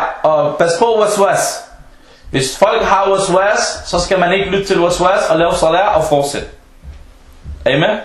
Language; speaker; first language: Danish; early bilingual, other home language; Arabic